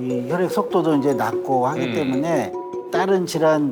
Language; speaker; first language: Korean; native; Korean